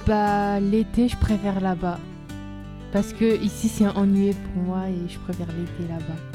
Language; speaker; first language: French; early bilingual, other home language; Turkish